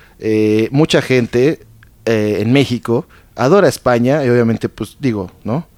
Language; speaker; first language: Spanish; native; Spanish